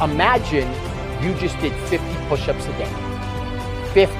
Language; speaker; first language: English; native; English